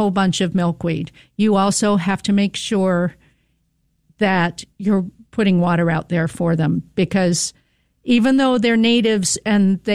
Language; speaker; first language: English; native; English